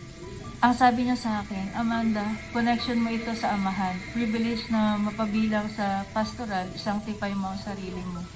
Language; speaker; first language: Filipino; native; Filipino